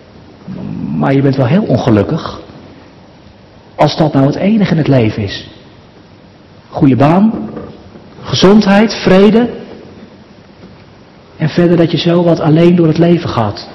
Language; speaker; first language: Dutch; native; Dutch